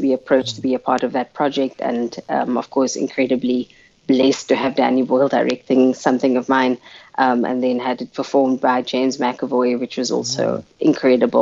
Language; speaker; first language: English; non-native, local second language; Afrikaans